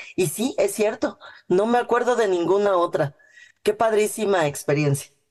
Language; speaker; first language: Spanish; native; Spanish